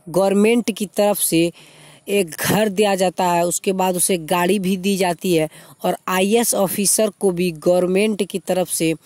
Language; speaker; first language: Hindi; native; Hindi